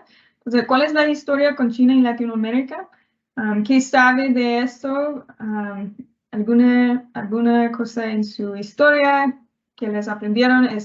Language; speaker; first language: Spanish; non-native, learner; English